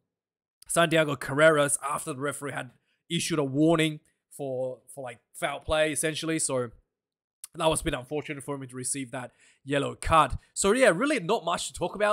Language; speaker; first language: English; non-native, local second language; Afrikaans